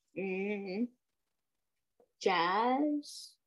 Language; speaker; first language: Spanish; non-native, learner; English